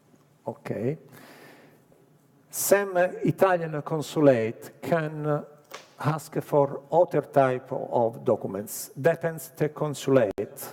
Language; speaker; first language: English; non-native, learner; Italian